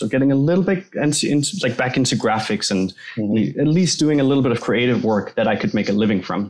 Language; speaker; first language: English; non-native, fluent; Danish